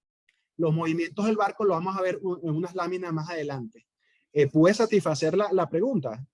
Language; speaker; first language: Spanish; native; Spanish